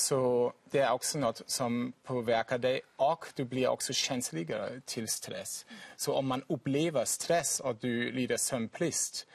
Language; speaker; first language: Swedish; non-native, fluent; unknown